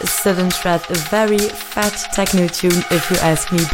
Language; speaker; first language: English; non-native, fluent; Dutch